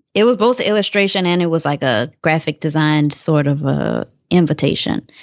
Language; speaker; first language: English; native; English